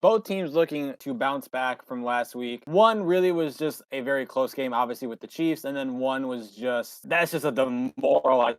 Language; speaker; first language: English; native; English